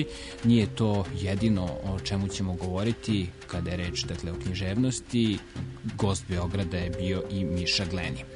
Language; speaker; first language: Serbian; native; Serbian